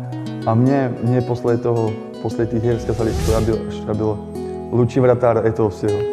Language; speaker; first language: Russian; non-native, learner; Slovak